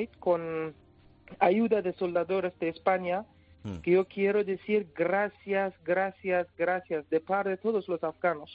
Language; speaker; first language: Spanish; non-native, learner; Persian